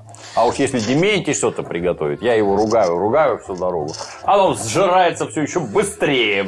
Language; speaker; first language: Russian; native; Russian